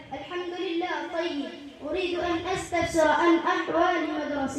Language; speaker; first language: Arabic; non-native, learner; Urdu